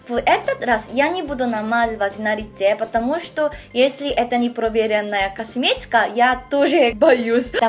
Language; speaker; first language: Russian; non-native, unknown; Korean